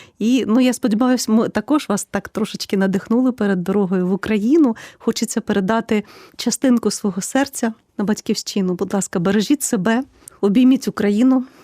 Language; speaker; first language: Ukrainian; native; Ukrainian